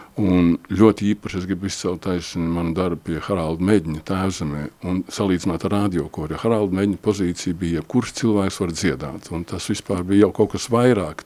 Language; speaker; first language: Latvian; native; Latvian